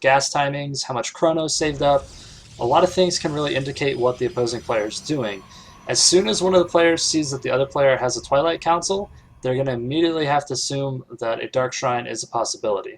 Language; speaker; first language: English; native; English